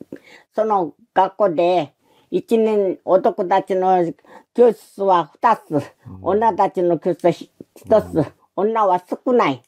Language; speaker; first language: Japanese; non-native, learner; Korean